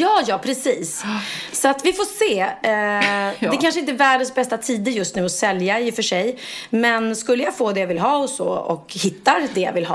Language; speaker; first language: Swedish; native; Swedish